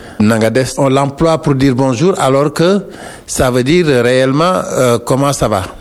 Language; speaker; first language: French; non-native, local second language; Wolof